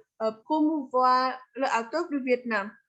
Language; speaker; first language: French; non-native, learner; Vietnamese